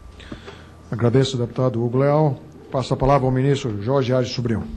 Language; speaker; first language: Portuguese; native; Portuguese